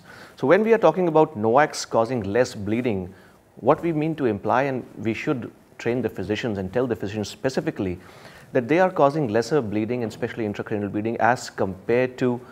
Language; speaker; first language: English; non-native, local second language; Hindi